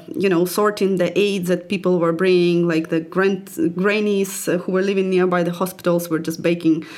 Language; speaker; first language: English; non-native, fluent; Ukrainian